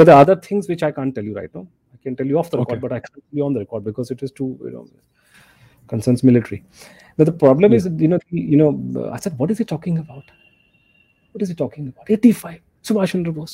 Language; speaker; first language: English; non-native, local second language; Hindi